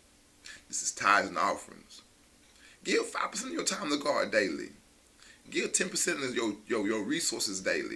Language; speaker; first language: English; native; English